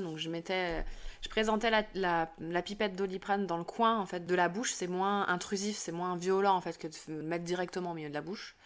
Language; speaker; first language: French; native; French